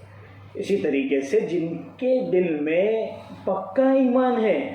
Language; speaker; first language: Urdu; native; Urdu